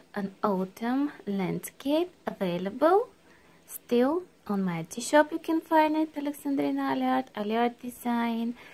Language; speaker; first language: English; non-native, fluent; Bulgarian